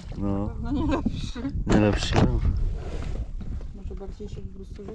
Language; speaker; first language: Polish; native; Polish